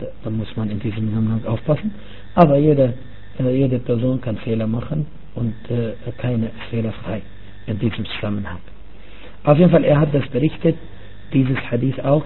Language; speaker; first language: German; non-native, fluent; Arabic